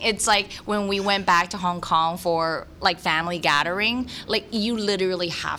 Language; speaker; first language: English; early bilingual, other home language; Cantonese